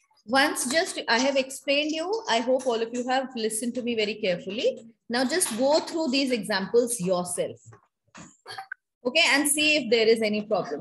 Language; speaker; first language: English; non-native, local second language; Hindi